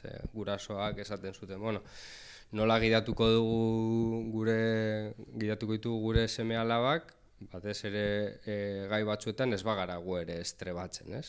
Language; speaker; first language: Basque; native; Basque